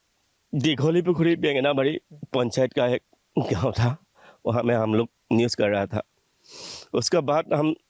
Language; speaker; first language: Hindi; non-native, local second language; Assamese